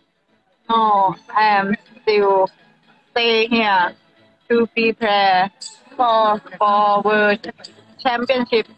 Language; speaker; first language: English; non-native, learner; Thai